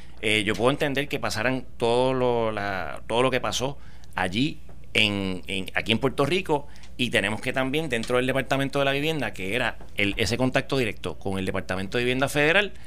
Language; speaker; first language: Spanish; native; Spanish